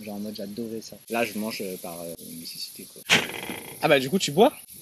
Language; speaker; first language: French; native; French